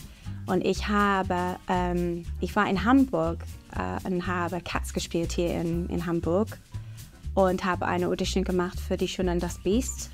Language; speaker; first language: German; non-native, fluent; English